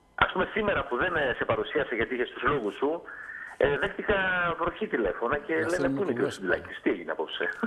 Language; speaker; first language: Greek; native; Greek